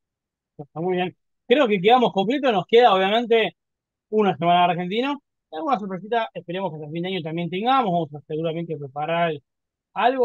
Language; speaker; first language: Spanish; native; Spanish